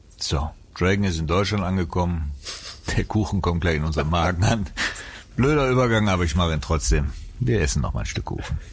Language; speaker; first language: German; native; German